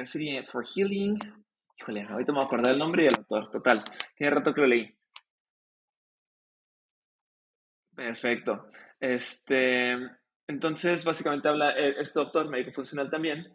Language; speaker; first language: Spanish; native; Spanish